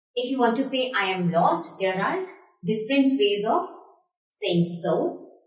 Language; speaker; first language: English; non-native, local second language; Hindi